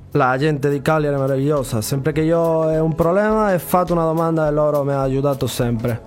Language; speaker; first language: Italian; non-native, learner; Spanish